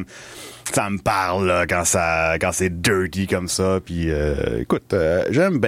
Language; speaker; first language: French; native; French